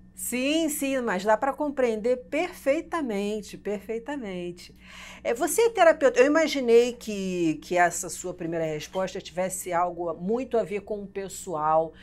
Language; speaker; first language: Portuguese; native; Portuguese